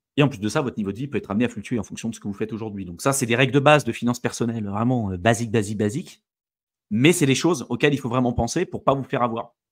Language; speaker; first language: French; native; French